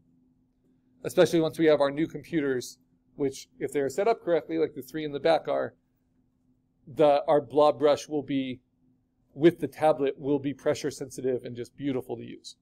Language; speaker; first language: English; native; English